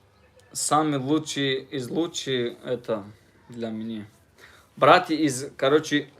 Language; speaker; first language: Russian; non-native, learner; Tajik